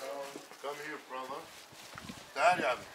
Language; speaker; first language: English; non-native, learner; Arabic